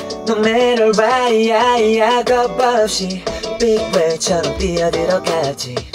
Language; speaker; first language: Korean; non-native, learner; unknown